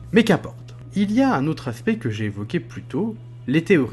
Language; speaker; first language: French; native; French